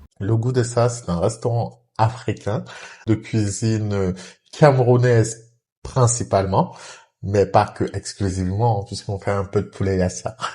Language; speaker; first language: French; early bilingual, other home language; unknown